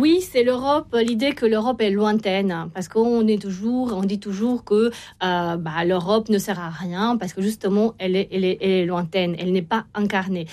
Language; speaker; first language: French; non-native, fluent; Romanian